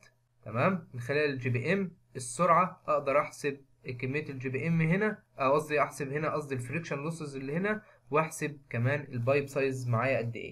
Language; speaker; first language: Arabic; native; Arabic